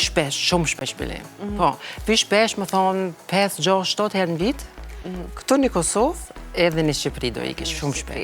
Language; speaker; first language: Albanian; non-native, fluent; German